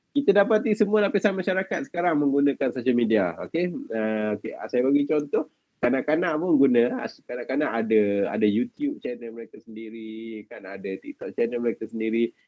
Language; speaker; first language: Malay; native; Malay